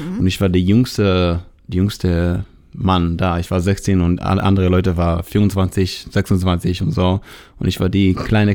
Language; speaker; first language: German; non-native, learner; Hebrew